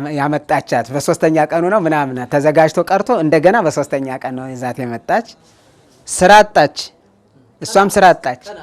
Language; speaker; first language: Amharic; native; Amharic